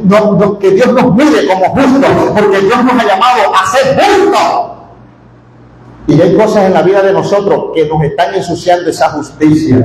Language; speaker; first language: Spanish; native; Spanish